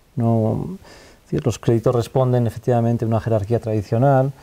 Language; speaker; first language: Spanish; native; Spanish